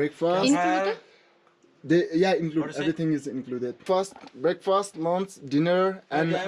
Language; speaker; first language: English; non-native, fluent; Nepali